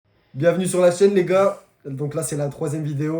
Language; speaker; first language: French; native; French